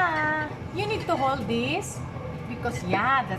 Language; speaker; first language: English; non-native, learner; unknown